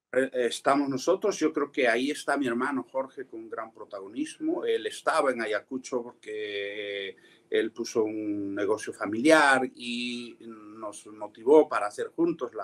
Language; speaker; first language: Spanish; native; Spanish